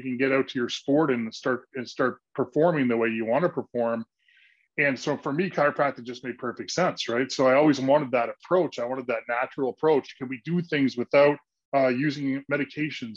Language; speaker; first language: English; native; English